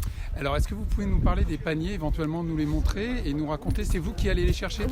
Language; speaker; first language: French; native; French